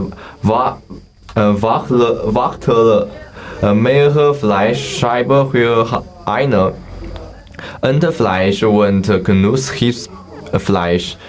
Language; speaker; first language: German; non-native, learner; Chinese